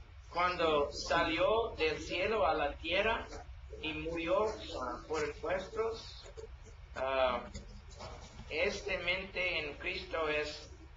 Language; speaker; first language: Spanish; non-native, learner; English